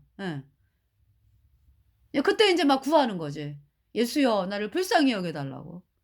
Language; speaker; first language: Korean; native; Korean